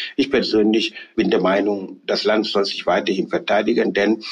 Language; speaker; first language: German; non-native, fluent; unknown